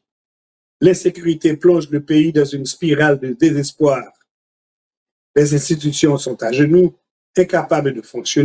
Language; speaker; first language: French; non-native, local second language; Haitian Creole